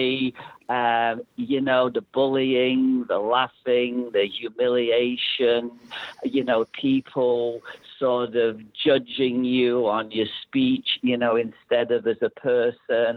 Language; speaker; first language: English; native; English